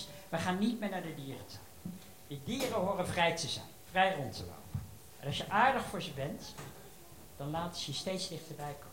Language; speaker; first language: Dutch; native; Dutch